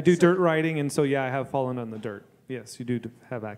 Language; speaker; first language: English; native; English